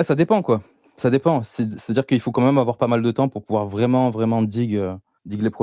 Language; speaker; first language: French; native; French